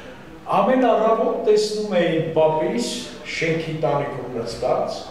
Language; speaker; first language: Armenian; non-native, local second language; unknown